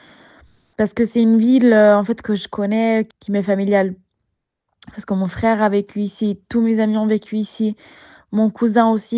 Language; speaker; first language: French; non-native, fluent; Italian